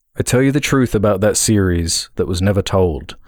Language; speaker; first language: English; native; English